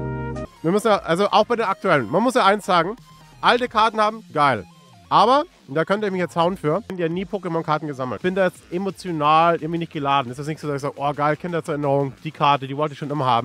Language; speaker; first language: German; native; German